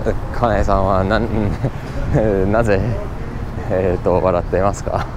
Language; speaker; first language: Japanese; non-native, learner; English